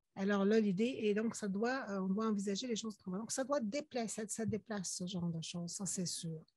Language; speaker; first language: French; native; French